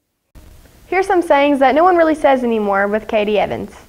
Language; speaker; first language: English; native; English